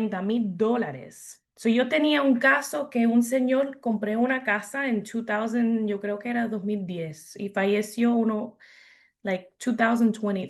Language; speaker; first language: Spanish; early bilingual, heritage; English